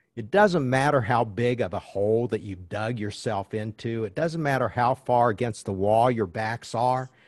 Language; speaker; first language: English; early bilingual, other home language; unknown